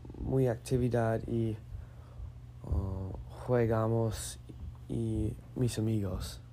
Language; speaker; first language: Spanish; non-native, learner; English